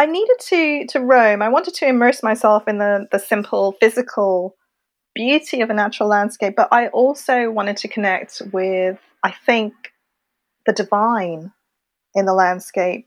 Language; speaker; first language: English; native; English